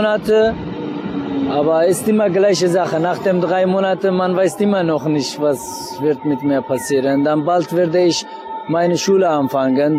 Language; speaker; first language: German; non-native, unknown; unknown